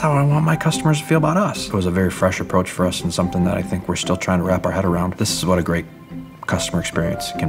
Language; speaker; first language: English; native; English